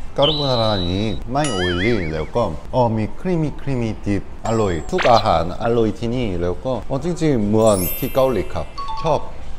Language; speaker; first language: Thai; non-native, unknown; Korean